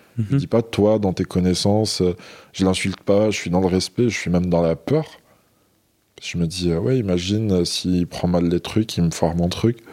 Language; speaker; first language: French; non-native, local second language; Arabic